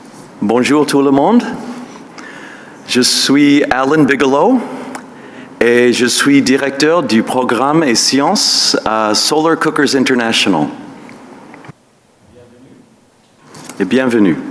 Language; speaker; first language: French; non-native, fluent; English